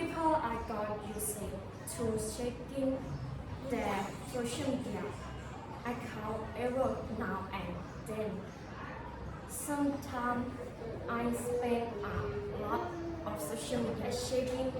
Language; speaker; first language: English; non-native, learner; Thai